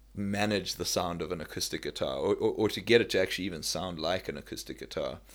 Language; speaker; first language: English; native; English